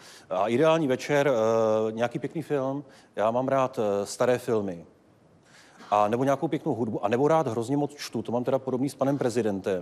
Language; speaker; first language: Czech; native; Czech